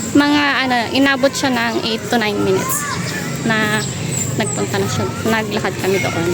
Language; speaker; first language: Filipino; native; Filipino